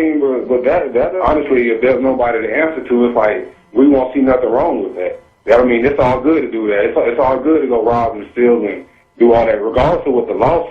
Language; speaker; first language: English; native; English